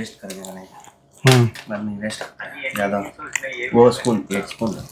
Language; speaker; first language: Hindi; non-native, learner; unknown